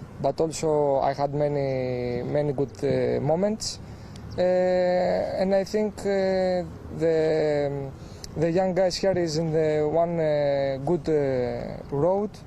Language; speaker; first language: English; non-native, fluent; Greek